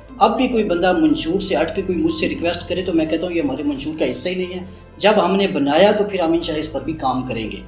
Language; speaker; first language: Urdu; non-native, local second language; Northern Hindko